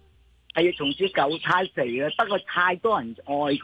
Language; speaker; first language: Cantonese; native; Cantonese